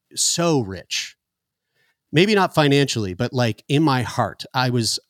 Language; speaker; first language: English; native; English